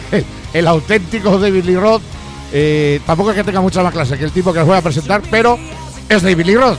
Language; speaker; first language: Spanish; native; Spanish